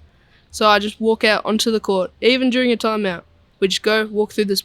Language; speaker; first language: English; native; English